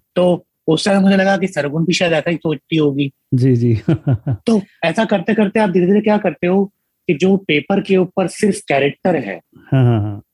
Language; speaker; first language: Hindi; native; Hindi